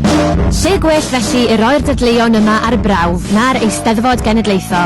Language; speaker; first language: Welsh; native; Welsh